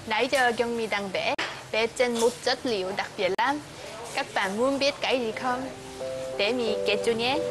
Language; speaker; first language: Vietnamese; non-native, learner; Korean